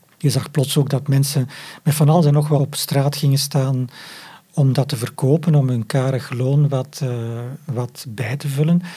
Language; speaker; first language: Dutch; native; Dutch